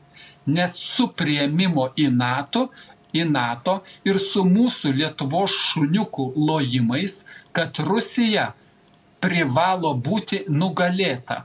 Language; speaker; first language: Lithuanian; native; Lithuanian